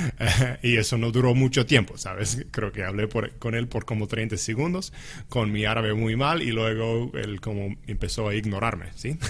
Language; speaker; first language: Spanish; non-native, fluent; English